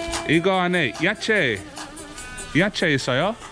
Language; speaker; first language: Korean; non-native, learner; English